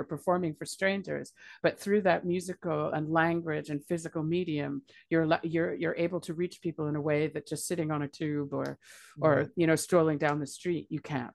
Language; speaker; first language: English; native; English